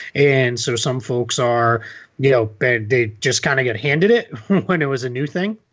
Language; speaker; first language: English; native; English